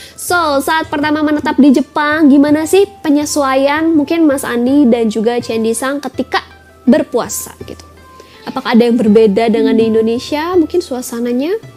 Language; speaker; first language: Indonesian; native; Indonesian